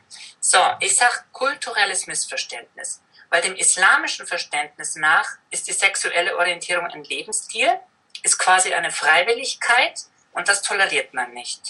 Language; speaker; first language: German; native; German